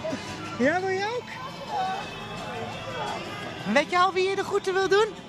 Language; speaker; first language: Dutch; native; Dutch